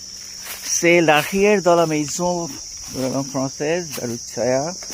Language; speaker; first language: French; non-native, fluent; Bangla